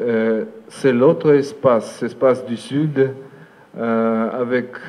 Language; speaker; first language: French; non-native, fluent; Russian